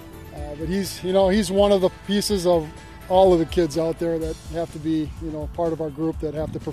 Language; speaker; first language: English; native; English